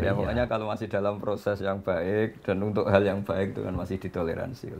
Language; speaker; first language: Indonesian; native; Indonesian